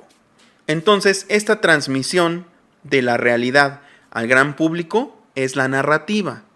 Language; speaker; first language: Spanish; native; Spanish